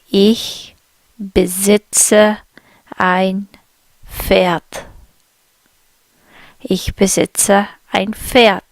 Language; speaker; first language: German; non-native, fluent; English